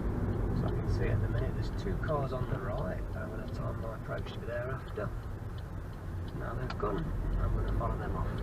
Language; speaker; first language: English; native; English